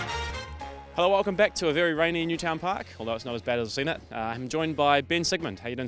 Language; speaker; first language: English; native; English